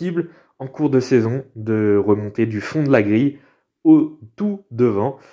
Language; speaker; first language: French; native; French